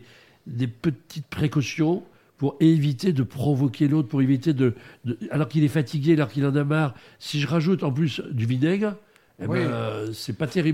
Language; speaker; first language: French; native; French